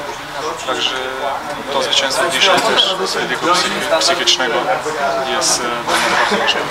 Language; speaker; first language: Polish; non-native, fluent; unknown